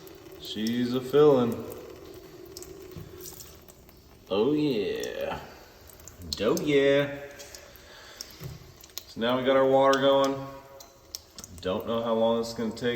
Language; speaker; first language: English; native; English